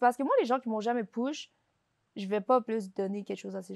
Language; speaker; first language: French; native; French